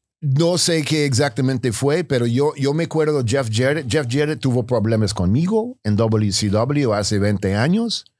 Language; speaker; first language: Spanish; non-native, fluent; English